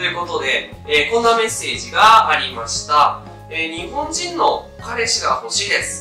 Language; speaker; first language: Japanese; native; Japanese